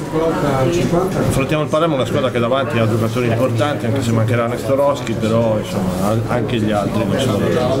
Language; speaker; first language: Italian; native; Italian